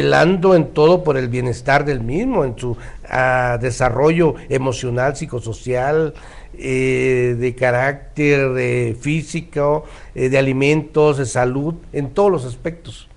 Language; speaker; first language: Spanish; native; Spanish